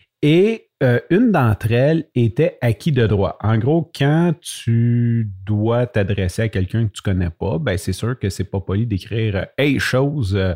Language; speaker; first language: French; native; French